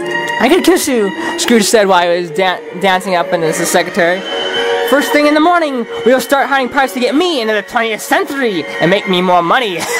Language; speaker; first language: English; native; English